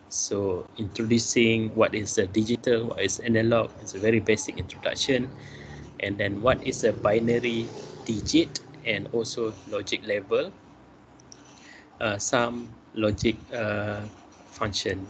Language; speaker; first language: English; non-native, local second language; Malay